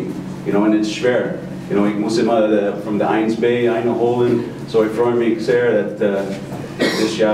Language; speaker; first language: German; non-native, fluent; English